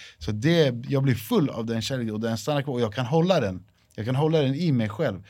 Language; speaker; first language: Swedish; native; Swedish